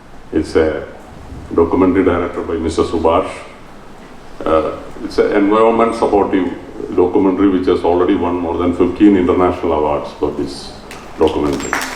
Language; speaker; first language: English; non-native, local second language; Malayalam